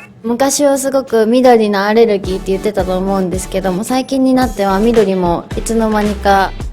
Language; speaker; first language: Japanese; native; Japanese